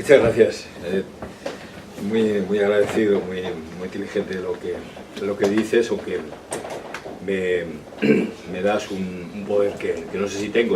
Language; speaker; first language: Spanish; native; Spanish